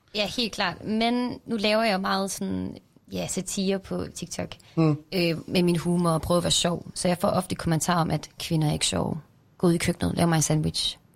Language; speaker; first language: Danish; native; Danish